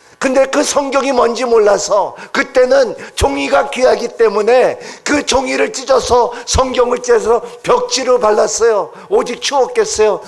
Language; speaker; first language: Korean; non-native, fluent; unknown